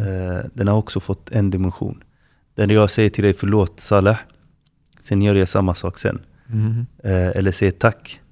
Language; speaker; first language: Swedish; non-native, fluent; Arabic